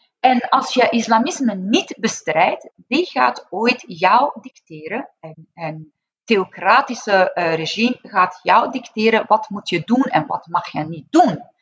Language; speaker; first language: Dutch; non-native, fluent; Persian